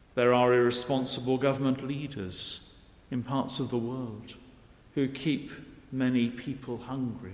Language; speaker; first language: English; native; English